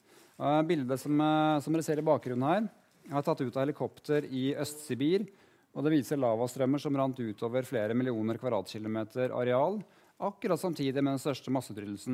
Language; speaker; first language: Norwegian; native; Norwegian